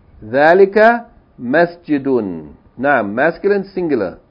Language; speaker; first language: Arabic; non-native, fluent; English